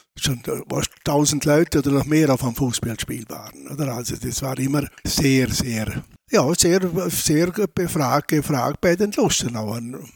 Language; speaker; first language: German; native; German